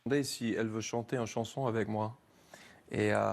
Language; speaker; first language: French; non-native, learner; English